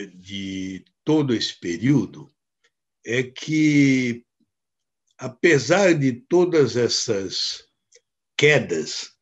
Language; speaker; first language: Portuguese; native; Portuguese